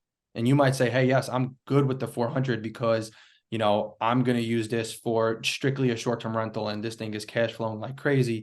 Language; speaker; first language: English; native; English